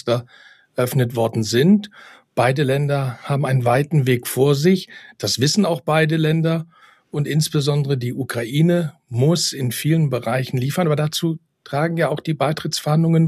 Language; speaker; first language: German; native; German